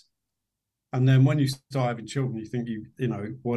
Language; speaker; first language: English; native; English